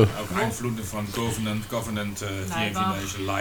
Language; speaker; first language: German; non-native, learner; Dutch